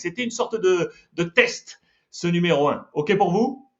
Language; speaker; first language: French; native; French